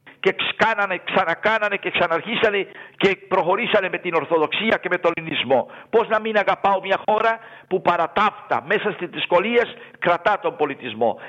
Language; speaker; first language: Greek; non-native, fluent; Spanish